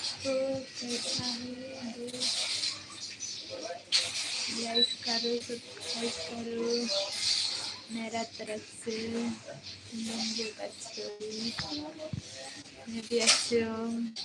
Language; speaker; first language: Hindi; non-native, local second language; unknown